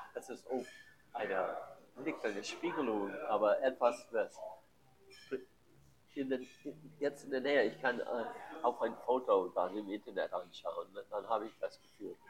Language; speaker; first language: German; non-native, learner; English